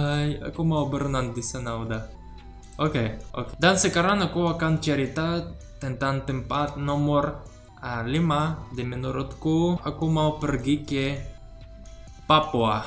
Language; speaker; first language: Indonesian; non-native, learner; Russian